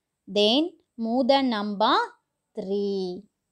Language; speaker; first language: English; non-native, local second language; Tamil